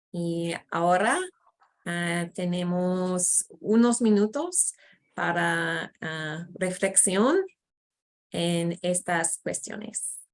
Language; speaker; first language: Spanish; non-native, fluent; English